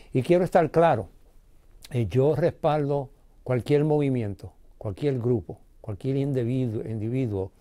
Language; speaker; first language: Spanish; early bilingual, heritage; Spanish